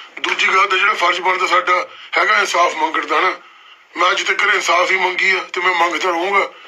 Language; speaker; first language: Punjabi; early bilingual, heritage; Punjabi